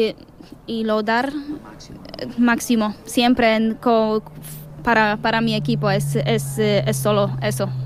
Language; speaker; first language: Spanish; non-native, learner; Polish